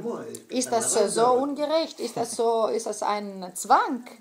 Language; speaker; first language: German; non-native, fluent; Greek